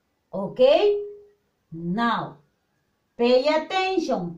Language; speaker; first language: Spanish; native; Spanish